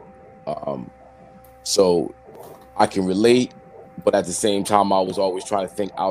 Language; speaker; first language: English; native; English